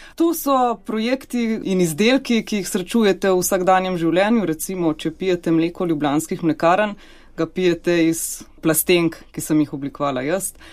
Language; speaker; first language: Slovenian; native; Slovenian